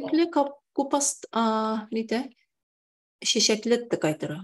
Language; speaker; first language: Japanese; non-native, fluent; Tatar